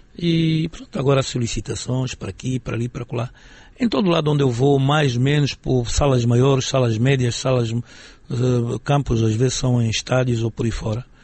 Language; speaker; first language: Portuguese; native; Portuguese